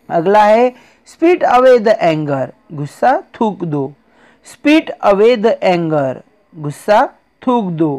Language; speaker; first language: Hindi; non-native, local second language; Marathi